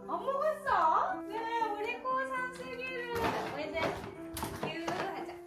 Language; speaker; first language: Korean; non-native, fluent; Japanese